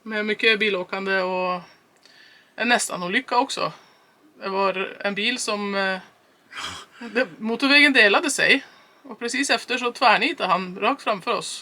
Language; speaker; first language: Swedish; native; Swedish